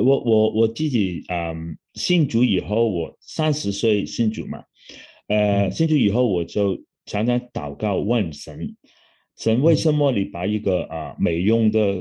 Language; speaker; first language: Chinese; non-native, local second language; Cantonese